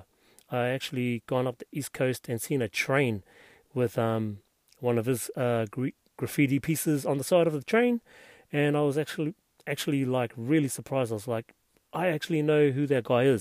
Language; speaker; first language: English; native; English